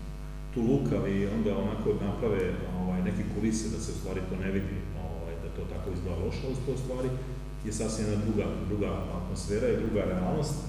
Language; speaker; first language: Serbian; native; Serbian